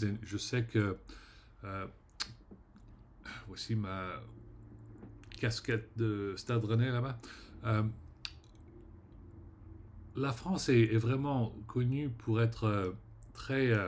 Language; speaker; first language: French; early bilingual, heritage; French